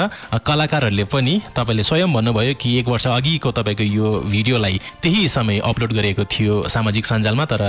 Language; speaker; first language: Nepali; native; Nepali